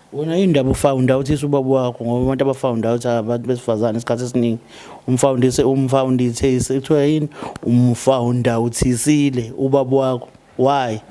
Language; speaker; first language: Zulu; native; Zulu